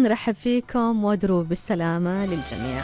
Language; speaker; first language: Arabic; native; Arabic